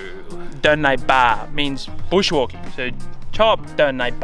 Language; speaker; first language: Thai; non-native, fluent; English